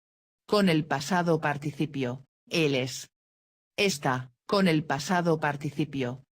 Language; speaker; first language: Spanish; non-native, fluent; Dutch